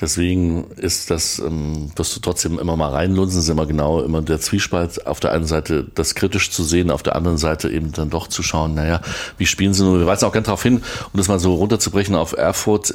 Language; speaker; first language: German; native; German